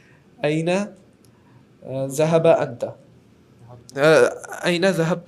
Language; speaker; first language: Arabic; non-native, learner; Urdu